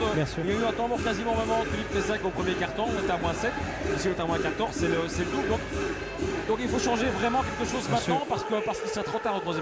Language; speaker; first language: French; native; French